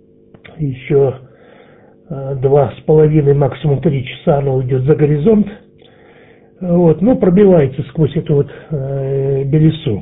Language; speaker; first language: Russian; native; Russian